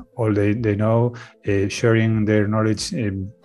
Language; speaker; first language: English; non-native, learner; Spanish